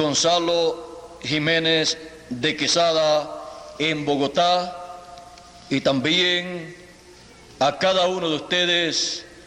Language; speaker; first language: Spanish; native; Spanish